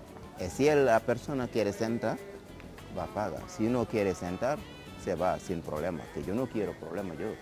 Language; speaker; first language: Spanish; non-native, learner; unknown